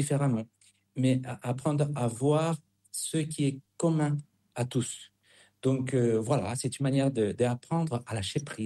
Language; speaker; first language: French; non-native, fluent; Spanish